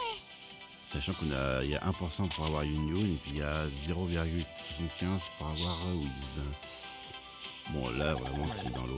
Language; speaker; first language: French; native; French